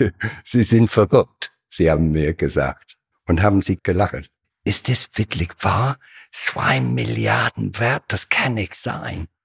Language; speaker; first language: German; non-native, fluent; English